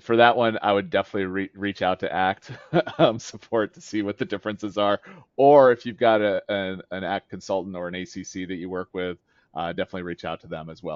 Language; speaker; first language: English; native; English